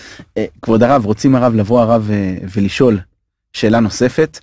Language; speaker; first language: Hebrew; non-native, fluent; English